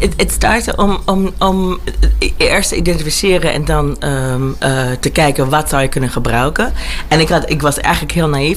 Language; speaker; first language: Dutch; early bilingual, heritage; Dutch